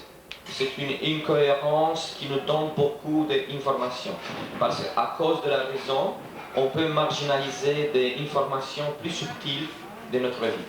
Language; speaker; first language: French; non-native, fluent; Romanian